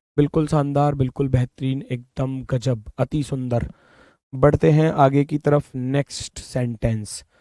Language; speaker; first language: Hindi; native; Hindi